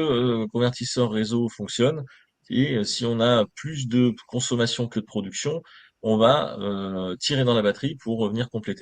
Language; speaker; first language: French; native; French